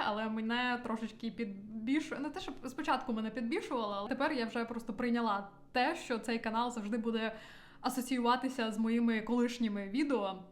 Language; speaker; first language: Ukrainian; non-native, local second language; Russian